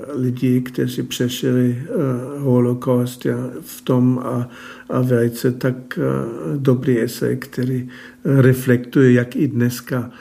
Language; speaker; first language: Czech; non-native, fluent; German